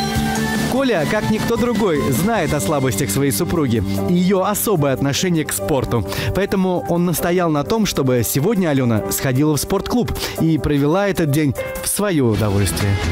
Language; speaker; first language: Russian; native; Russian